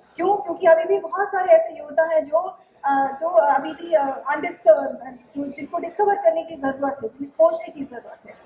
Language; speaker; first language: Hindi; non-native, local second language; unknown